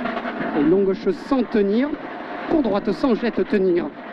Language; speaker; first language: French; native; French